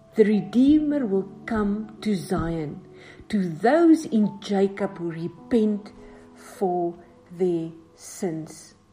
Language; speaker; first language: English; non-native, local second language; Afrikaans